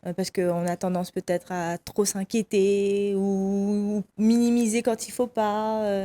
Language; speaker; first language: French; native; French